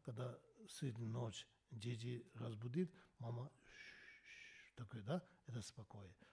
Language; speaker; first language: Russian; non-native, learner; Tibetan